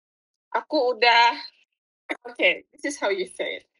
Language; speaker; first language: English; non-native, fluent; Indonesian